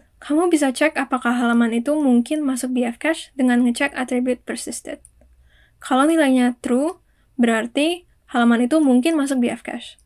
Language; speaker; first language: Indonesian; native; Indonesian